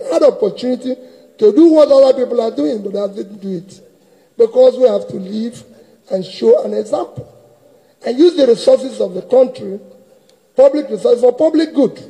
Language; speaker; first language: English; native; English